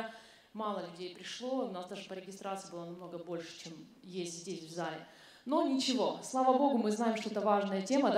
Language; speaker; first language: Russian; native; Russian